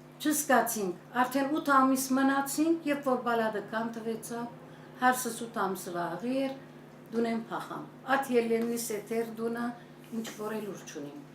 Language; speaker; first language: Armenian; early bilingual, heritage; Armenian